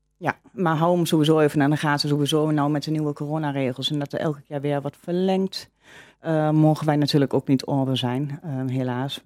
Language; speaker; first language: Dutch; native; Dutch